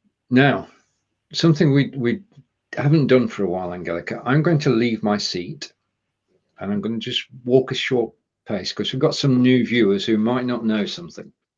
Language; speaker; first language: English; native; English